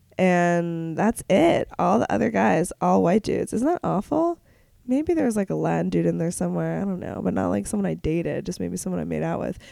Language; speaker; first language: English; native; English